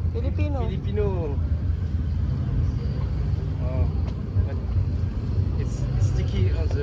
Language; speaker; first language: English; non-native, learner; French